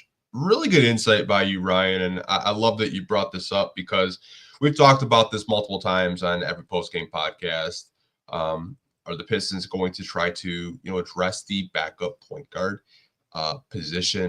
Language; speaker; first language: English; native; English